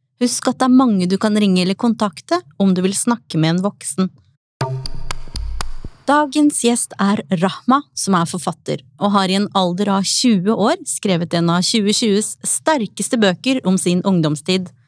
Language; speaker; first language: Norwegian; native; Norwegian